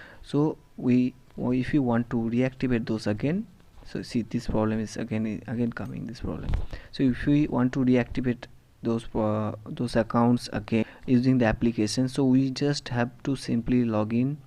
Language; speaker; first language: English; non-native, local second language; Hindi